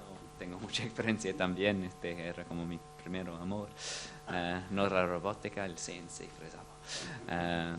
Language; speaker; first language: Spanish; non-native, fluent; English